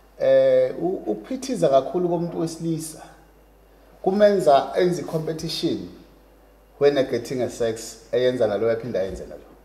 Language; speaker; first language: Zulu; native; Zulu